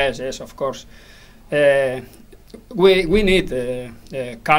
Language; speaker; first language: English; non-native, learner; Spanish